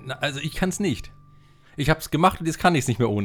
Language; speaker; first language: German; native; German